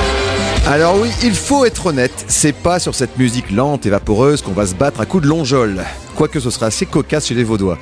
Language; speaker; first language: French; native; French